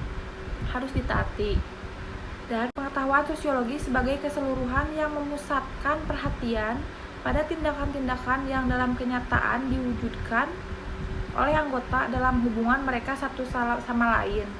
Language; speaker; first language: Indonesian; native; Indonesian